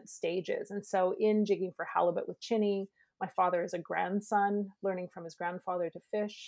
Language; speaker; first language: English; native; English